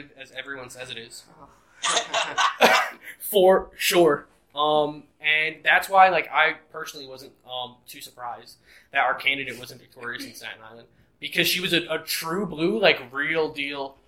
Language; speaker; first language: English; native; English